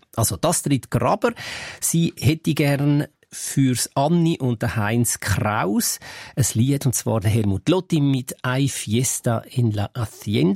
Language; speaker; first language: German; native; German